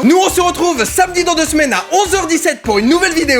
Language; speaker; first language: French; native; French